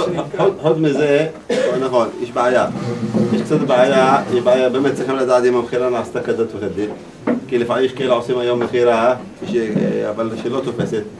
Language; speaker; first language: Hebrew; native; Hebrew